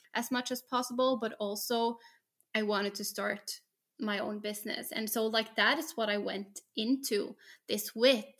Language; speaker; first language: English; non-native, fluent; Norwegian